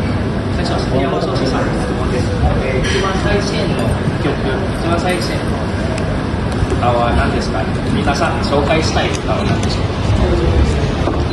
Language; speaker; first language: Japanese; non-native, local second language; Indonesian